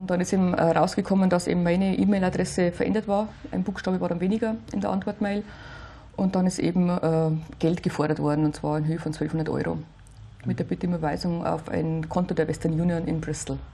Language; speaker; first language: German; native; German